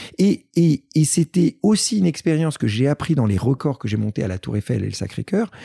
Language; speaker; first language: French; early bilingual, other home language; Greek